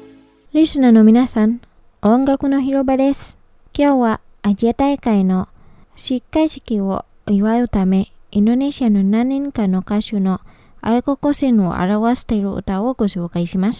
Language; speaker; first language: Japanese; non-native, fluent; Indonesian